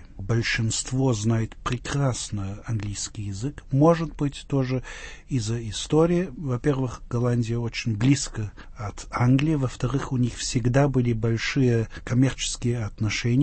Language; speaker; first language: Russian; non-native, fluent; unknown